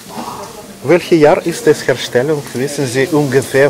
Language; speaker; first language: German; non-native, learner; Russian